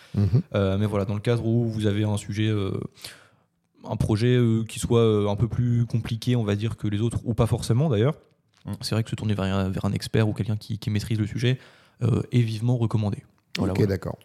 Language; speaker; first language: French; native; French